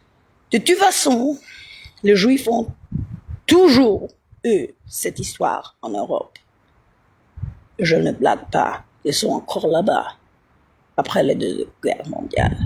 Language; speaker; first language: French; non-native, learner; Italian